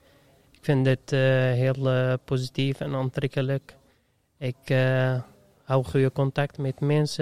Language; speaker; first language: Dutch; non-native, fluent; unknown